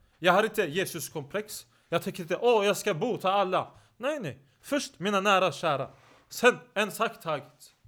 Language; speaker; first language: Swedish; early bilingual, other home language; Turkish